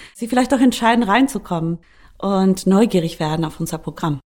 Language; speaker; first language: German; non-native, fluent; Spanish